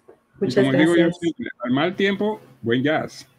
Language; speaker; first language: Spanish; native; Spanish